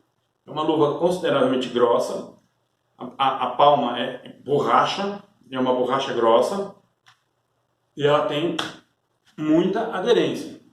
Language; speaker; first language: Portuguese; native; Portuguese